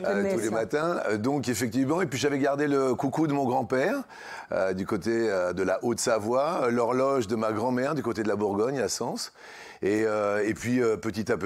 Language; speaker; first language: French; native; French